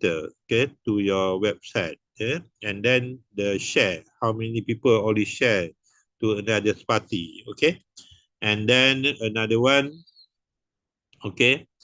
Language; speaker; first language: English; non-native, local second language; Malay